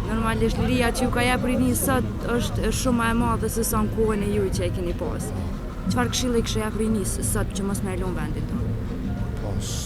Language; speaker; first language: Albanian; native; Albanian